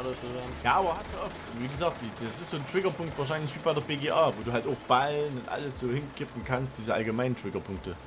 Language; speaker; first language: German; native; German